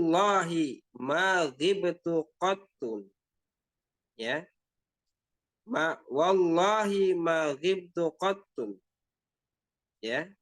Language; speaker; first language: Arabic; non-native, fluent; Indonesian